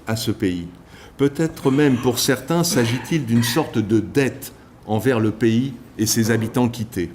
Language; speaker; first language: French; native; French